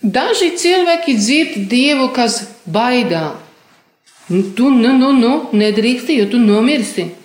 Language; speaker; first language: Latvian; non-native, fluent; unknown